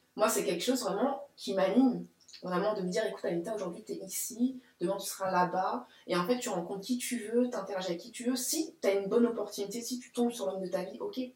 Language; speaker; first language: French; native; French